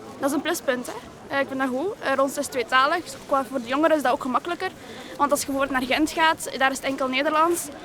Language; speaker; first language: Dutch; early bilingual, other home language; Arabic